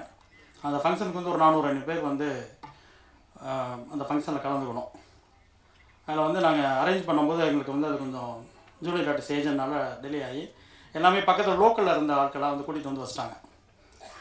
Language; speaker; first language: Tamil; native; Tamil